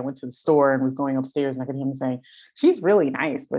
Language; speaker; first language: English; native; English